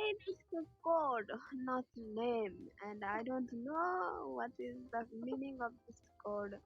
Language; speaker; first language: English; non-native, learner; Bangla